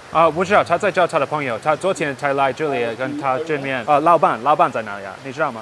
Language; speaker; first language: Chinese; non-native, learner; English